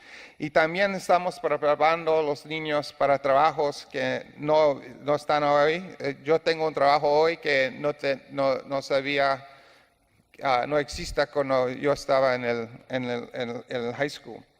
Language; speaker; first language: Spanish; non-native, learner; English